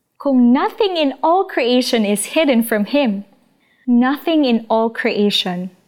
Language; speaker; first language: English; non-native, local second language; Filipino